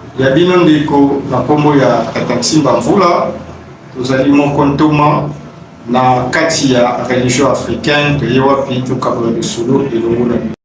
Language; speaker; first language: Lingala; non-native, local second language; Kongo